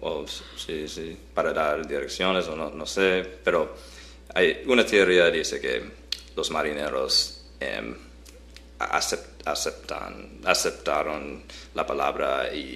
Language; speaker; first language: Spanish; non-native, fluent; English